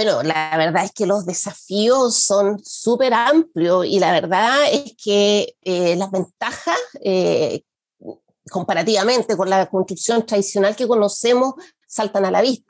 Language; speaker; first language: Spanish; native; Spanish